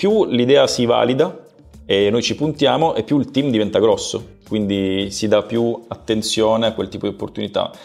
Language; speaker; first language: Italian; native; Italian